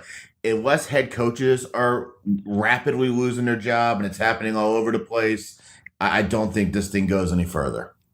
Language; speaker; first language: English; native; English